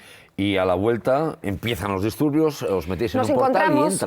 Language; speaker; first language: Spanish; native; Spanish